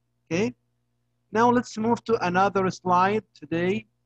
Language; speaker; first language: English; non-native, fluent; Arabic